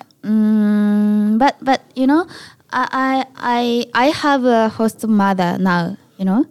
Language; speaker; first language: English; non-native, learner; Japanese